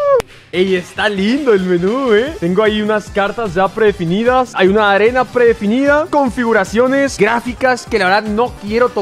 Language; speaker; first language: Spanish; native; Spanish